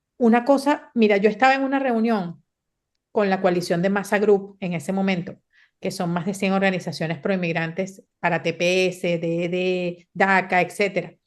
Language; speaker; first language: Spanish; native; Spanish